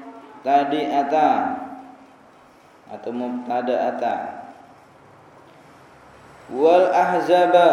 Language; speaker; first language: Arabic; non-native, fluent; Indonesian